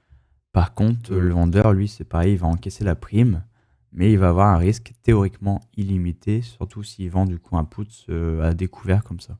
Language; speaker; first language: French; native; French